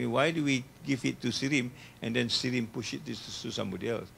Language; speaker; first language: English; non-native, local second language; Malay